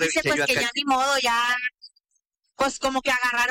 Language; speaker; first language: Spanish; native; Spanish